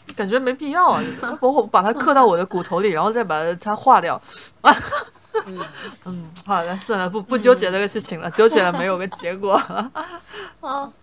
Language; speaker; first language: Chinese; native; Chinese